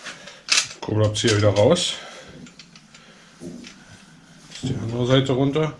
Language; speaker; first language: German; native; German